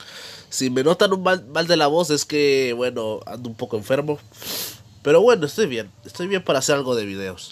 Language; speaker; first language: Spanish; native; Spanish